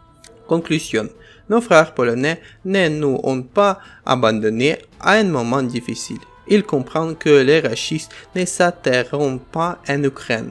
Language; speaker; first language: French; non-native, fluent; Ukrainian